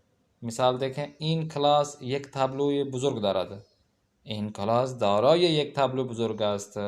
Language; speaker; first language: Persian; non-native, learner; Urdu